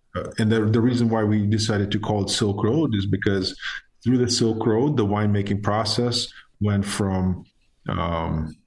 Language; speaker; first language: English; non-native, fluent; Georgian